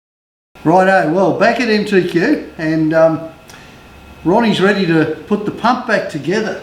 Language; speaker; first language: English; native; English